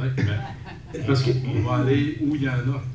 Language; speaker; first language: French; native; French